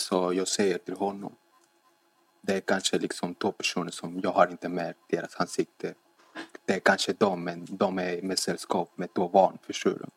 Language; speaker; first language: Swedish; non-native, fluent; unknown